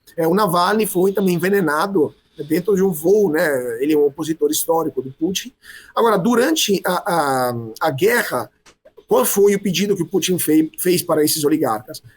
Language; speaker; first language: Portuguese; non-native, fluent; Italian